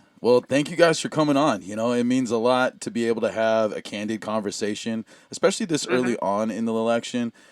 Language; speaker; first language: English; native; English